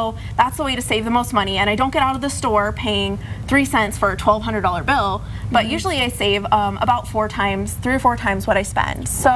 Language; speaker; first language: English; native; English